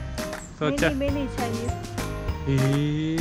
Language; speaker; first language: English; non-native, learner; Thai